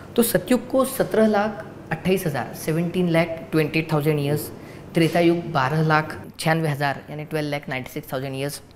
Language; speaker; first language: Hindi; non-native, local second language; Marathi